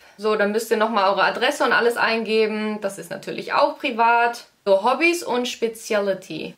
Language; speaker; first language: German; early bilingual, other home language; Vietnamese